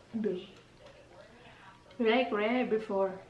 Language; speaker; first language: English; non-native, learner; Filipino